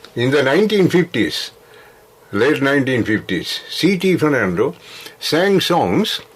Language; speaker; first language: English; non-native, local second language; Sinhala